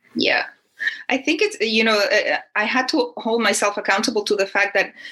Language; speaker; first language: English; non-native, fluent; Spanish